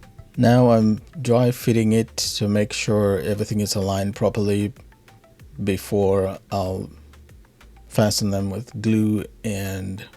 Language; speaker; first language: English; native; English